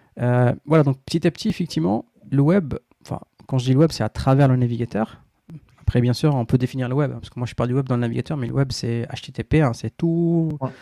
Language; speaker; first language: French; non-native, local second language; Arabic